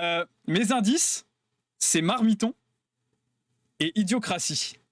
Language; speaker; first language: French; native; French